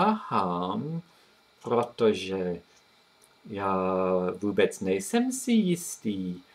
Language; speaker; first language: Czech; non-native, learner; English